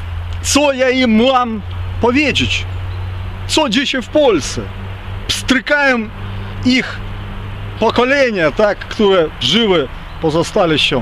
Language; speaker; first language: Polish; early bilingual, heritage; Ukrainian